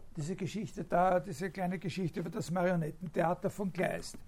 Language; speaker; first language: German; native; German